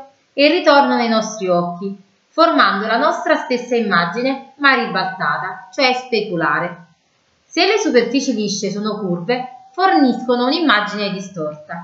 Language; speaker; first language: Italian; native; Italian